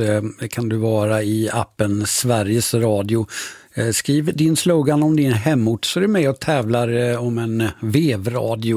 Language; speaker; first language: Swedish; native; Swedish